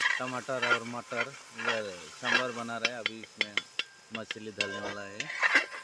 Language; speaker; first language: Hindi; non-native, local second language; Bangla